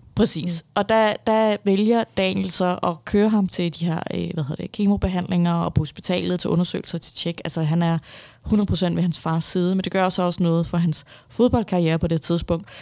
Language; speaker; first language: Danish; early bilingual, other home language; Persian